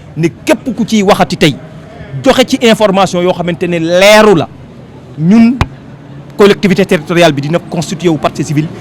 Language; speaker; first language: Wolof; native; Wolof